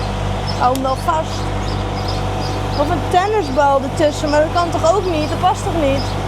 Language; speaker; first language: Dutch; native; Dutch